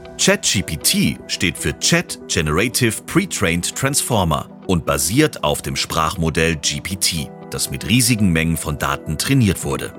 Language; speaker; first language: German; native; German